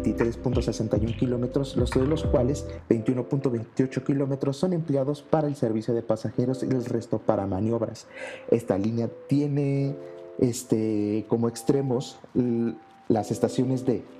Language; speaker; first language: Spanish; native; Spanish